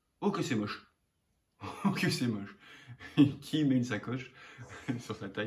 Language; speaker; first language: French; native; French